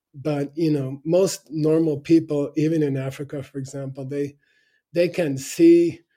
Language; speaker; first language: English; native; English